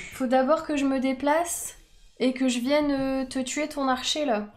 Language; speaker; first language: French; native; French